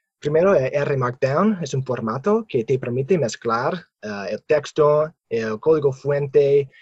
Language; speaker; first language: Spanish; non-native, fluent; English